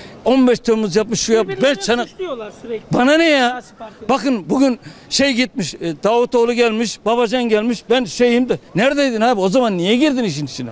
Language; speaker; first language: Turkish; native; Turkish